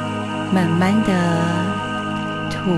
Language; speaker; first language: Chinese; native; Chinese